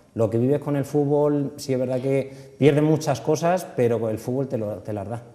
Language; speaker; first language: Spanish; native; Spanish